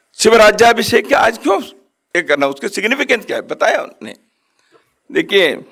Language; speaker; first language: Hindi; non-native, local second language; Kannada